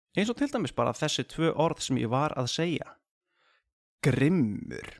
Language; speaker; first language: Icelandic; native; Icelandic